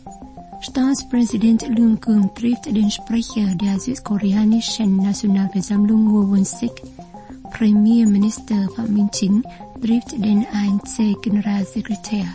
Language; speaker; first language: German; non-native, fluent; Vietnamese